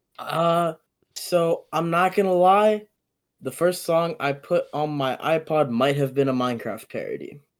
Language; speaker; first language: English; early bilingual, other home language; Amharic